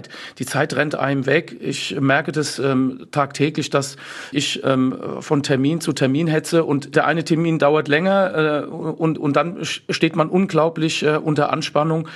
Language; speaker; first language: German; native; German